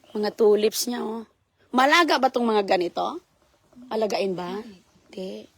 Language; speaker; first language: Filipino; non-native, local second language; Cebuano